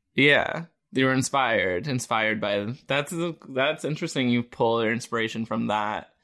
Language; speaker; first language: English; native; English